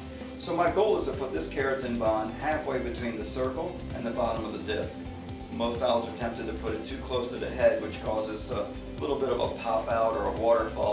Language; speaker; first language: English; native; English